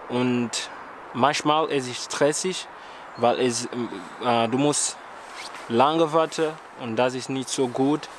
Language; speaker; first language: German; non-native, fluent; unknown